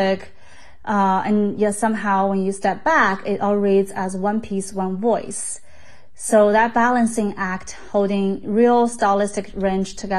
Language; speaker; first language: English; non-native, fluent; Chinese